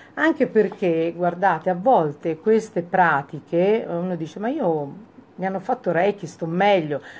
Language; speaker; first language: Italian; native; Italian